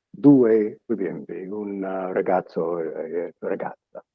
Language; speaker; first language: Italian; early bilingual, other home language; English